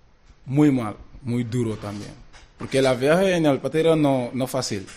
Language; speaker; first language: Spanish; non-native, learner; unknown